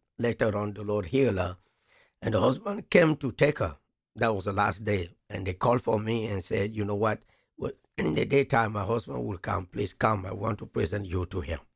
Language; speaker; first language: English; non-native, local second language; French